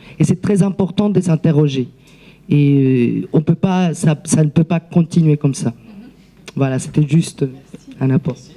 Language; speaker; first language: French; non-native, fluent; Spanish